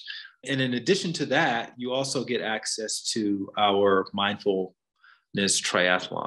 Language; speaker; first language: English; native; English